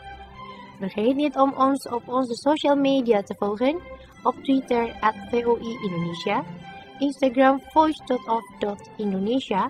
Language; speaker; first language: Dutch; non-native, learner; Indonesian